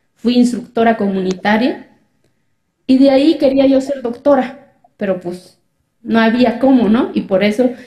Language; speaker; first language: Spanish; non-native, local second language; Zapotec